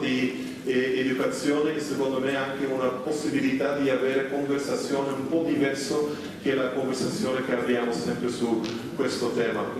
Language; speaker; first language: Italian; non-native, fluent; Dutch